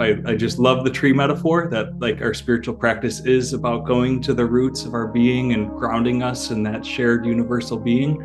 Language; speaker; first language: English; native; English